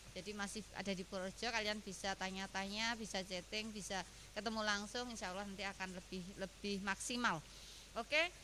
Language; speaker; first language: Indonesian; native; Indonesian